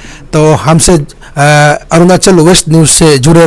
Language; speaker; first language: Hindi; non-native, local second language; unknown